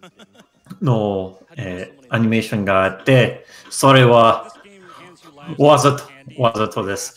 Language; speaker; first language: Japanese; non-native, learner; English